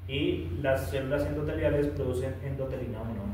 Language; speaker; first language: Spanish; native; Spanish